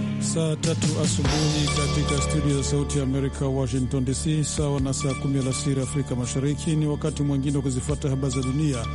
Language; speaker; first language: Swahili; non-native, local second language; Rundi